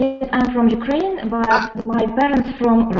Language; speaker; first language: English; non-native, learner; Russian